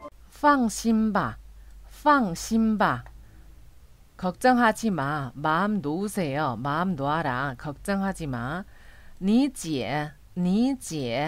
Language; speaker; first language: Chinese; non-native, fluent; Korean